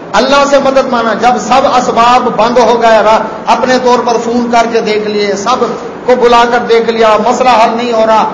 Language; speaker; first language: Urdu; non-native, local second language; Saraiki